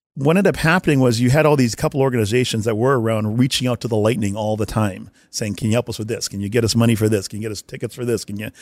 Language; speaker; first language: English; native; English